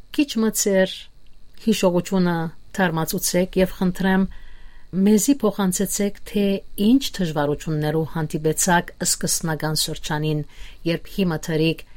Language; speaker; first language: Armenian; native; Armenian